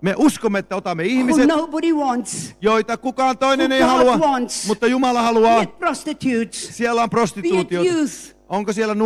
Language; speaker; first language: Finnish; native; Finnish